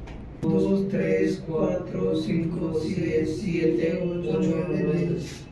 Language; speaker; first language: Spanish; non-native, learner; Hindi